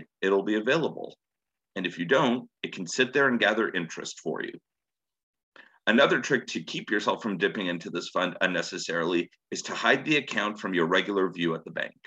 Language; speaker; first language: English; native; English